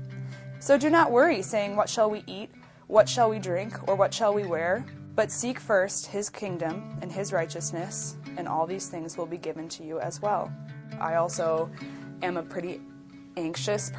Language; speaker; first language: English; native; English